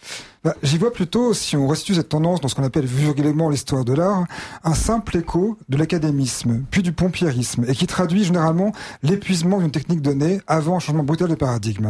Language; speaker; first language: French; native; French